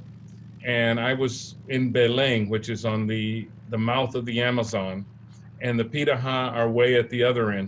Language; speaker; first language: English; native; English